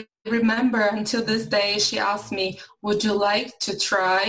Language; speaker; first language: English; non-native, fluent; Portuguese